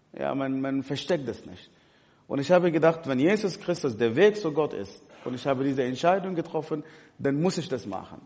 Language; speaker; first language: German; non-native, fluent; Arabic